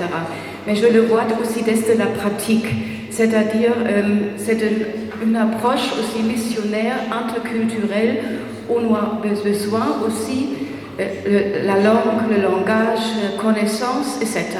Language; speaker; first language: French; non-native, fluent; German